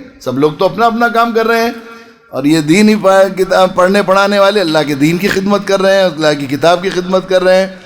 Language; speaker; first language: Urdu; native; Urdu